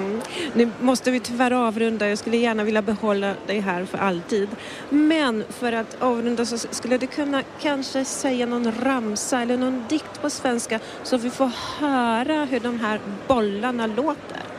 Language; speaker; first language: Swedish; non-native, fluent; Polish